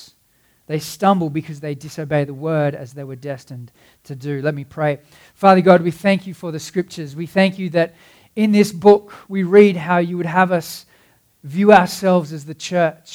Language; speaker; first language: English; native; English